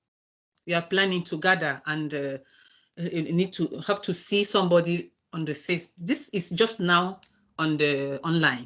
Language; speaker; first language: English; non-native, learner; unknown